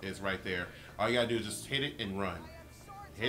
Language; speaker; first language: English; native; English